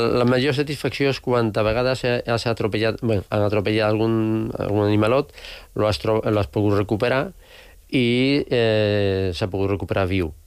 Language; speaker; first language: Catalan; non-native, local second language; Spanish